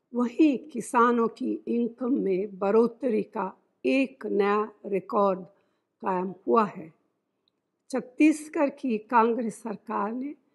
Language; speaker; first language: Hindi; non-native, fluent; Italian